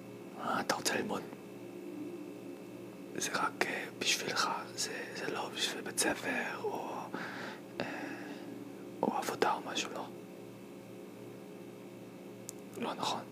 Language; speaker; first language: Hebrew; non-native, fluent; English